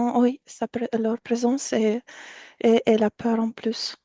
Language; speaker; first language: French; non-native, fluent; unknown